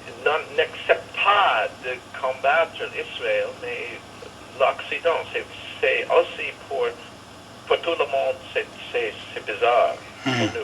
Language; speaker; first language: French; non-native, fluent; English